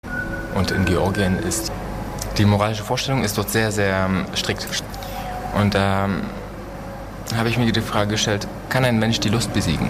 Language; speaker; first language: German; early bilingual, other home language; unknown